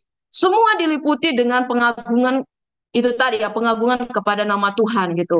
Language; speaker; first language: Indonesian; native; Indonesian